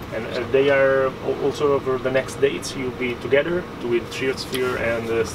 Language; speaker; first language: English; non-native, fluent; Italian